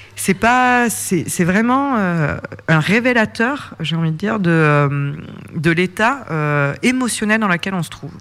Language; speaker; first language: French; native; French